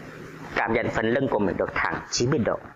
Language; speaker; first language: Vietnamese; native; Vietnamese